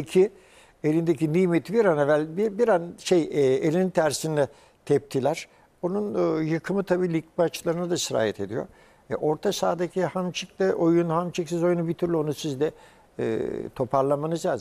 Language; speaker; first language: Turkish; native; Turkish